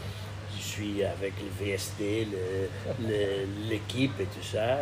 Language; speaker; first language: French; non-native, fluent; Portuguese